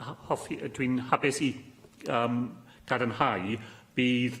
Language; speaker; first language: Welsh; non-native, local second language; English